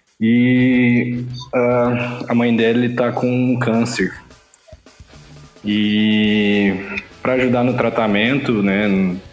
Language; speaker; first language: Portuguese; native; Portuguese